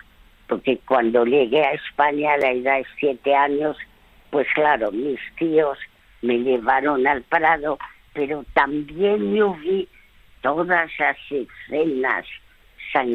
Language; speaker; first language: Spanish; early bilingual, other home language; French